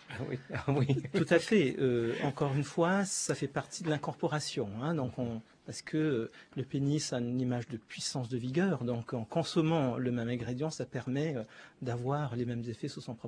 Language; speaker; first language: French; native; French